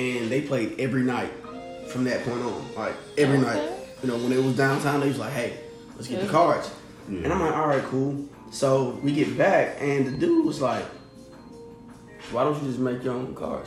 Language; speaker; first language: English; native; English